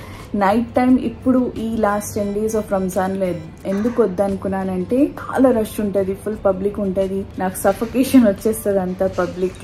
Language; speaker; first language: Telugu; non-native, local second language; Urdu